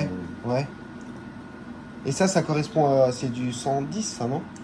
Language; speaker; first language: French; native; French